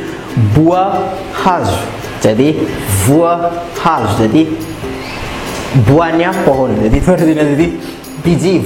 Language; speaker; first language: Indonesian; non-native, fluent; Malagasy